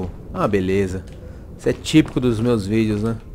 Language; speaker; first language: Portuguese; native; Portuguese